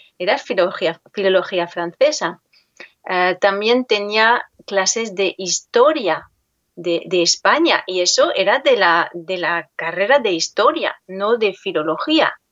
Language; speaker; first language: Spanish; non-native, fluent; French